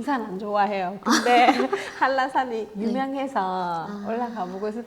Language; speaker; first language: Korean; non-native, fluent; Vietnamese